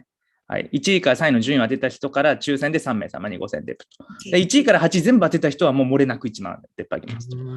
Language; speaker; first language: Japanese; native; Japanese